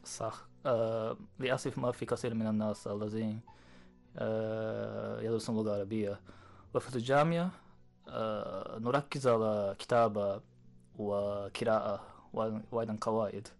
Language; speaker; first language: Arabic; non-native, learner; Japanese